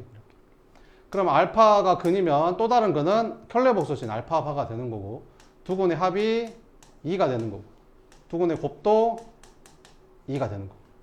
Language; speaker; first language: Korean; native; Korean